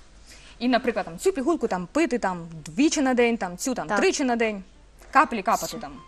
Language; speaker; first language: Ukrainian; native; Ukrainian